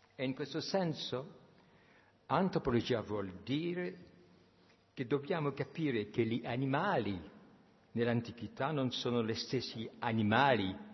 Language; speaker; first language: Italian; non-native, fluent; French